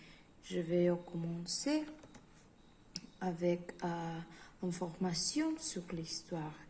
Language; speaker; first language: French; non-native, learner; Spanish